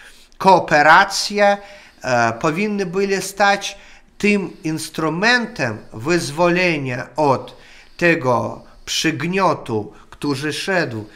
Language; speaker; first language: Polish; non-native, learner; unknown